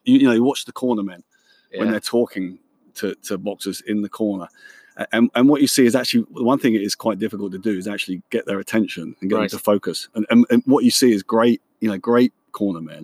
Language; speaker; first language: English; native; English